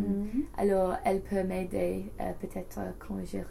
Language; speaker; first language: French; non-native, learner; English